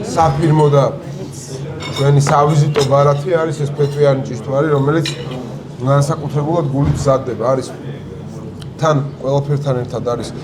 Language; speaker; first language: Georgian; non-native, local second language; Svan